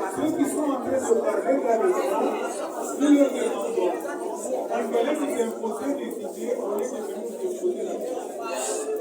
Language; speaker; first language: French; non-native, local second language; Swahili